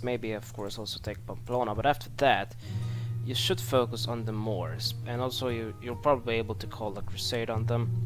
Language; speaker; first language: English; non-native, fluent; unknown